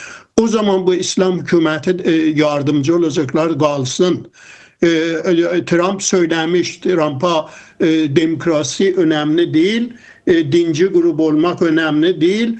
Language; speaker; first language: Turkish; non-native, fluent; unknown